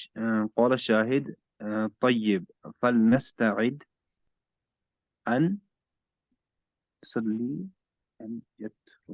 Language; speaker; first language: Arabic; non-native, learner; Hindi